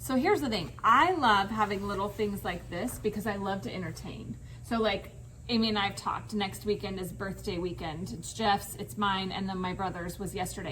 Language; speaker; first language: English; native; English